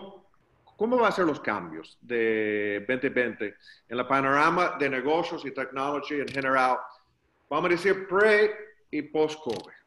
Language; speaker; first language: Spanish; non-native, learner; English